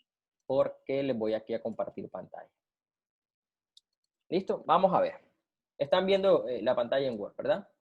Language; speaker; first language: Spanish; native; Spanish